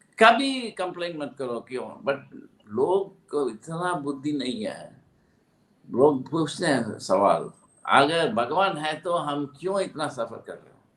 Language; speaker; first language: Hindi; non-native, local second language; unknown